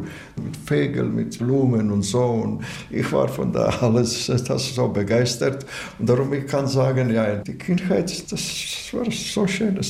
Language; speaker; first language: German; non-native, learner; Latvian